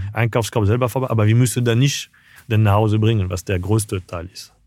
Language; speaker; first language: German; non-native, fluent; French